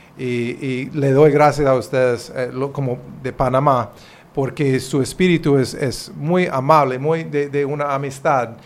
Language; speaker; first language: Spanish; non-native, fluent; English